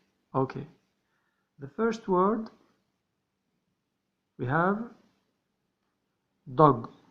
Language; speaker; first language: English; non-native, learner; Arabic